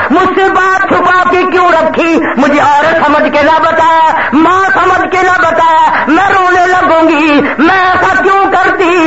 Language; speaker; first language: Urdu; non-native, local second language; Saraiki